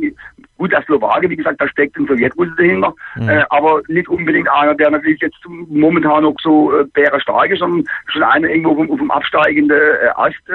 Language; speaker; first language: German; native; German